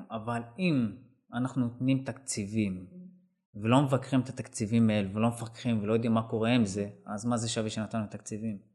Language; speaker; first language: Hebrew; non-native, local second language; Arabic